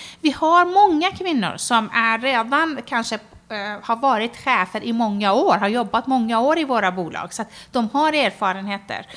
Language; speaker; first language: Swedish; non-native, fluent; Persian